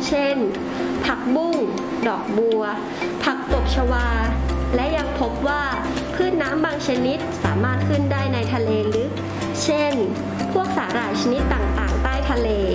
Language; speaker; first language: Thai; native; Thai